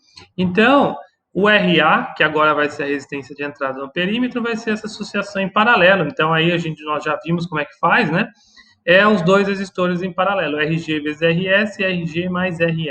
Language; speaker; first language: Portuguese; native; Portuguese